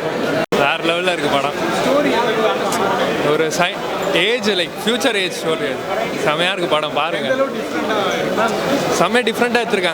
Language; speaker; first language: Tamil; native; Tamil